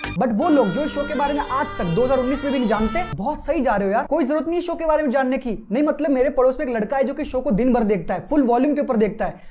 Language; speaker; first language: Hindi; native; Hindi